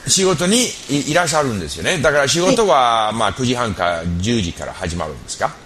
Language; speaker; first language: Japanese; non-native, fluent; English